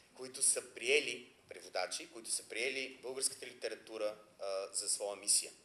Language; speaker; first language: Bulgarian; native; Bulgarian